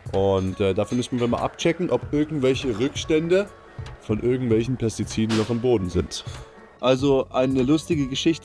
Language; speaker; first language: German; native; German